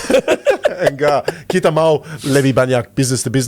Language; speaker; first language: Indonesian; non-native, fluent; English